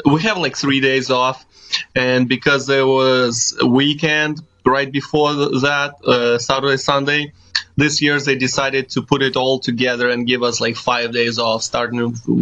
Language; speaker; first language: English; non-native, fluent; Kazakh